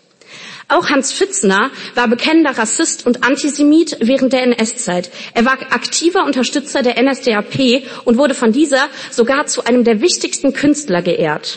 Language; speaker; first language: German; native; German